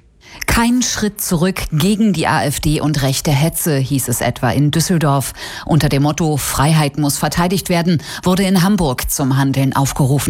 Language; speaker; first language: German; native; German